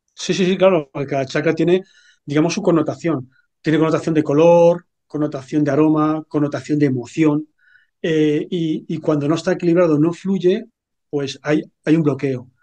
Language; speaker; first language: Spanish; native; Spanish